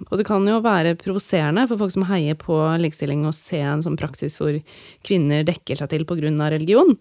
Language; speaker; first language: Norwegian; native; Norwegian